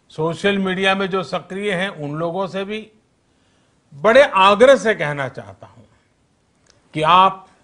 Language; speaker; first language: Hindi; non-native, local second language; Gujarati